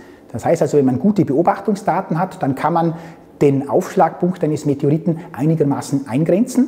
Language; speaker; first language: German; native; German